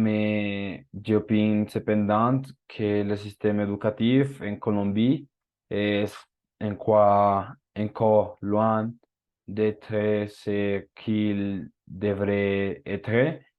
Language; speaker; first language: French; non-native, learner; Spanish